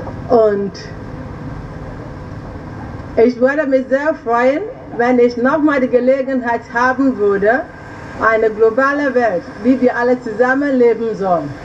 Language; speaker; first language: German; non-native, learner; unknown